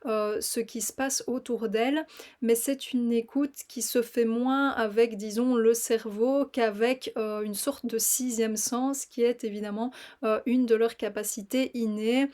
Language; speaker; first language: French; native; French